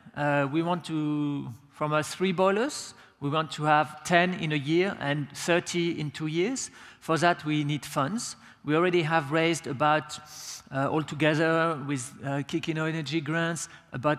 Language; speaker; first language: English; non-native, fluent; French